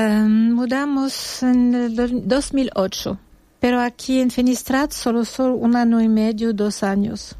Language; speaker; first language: Spanish; non-native, fluent; French